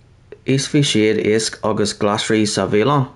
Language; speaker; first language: Irish; non-native, learner; English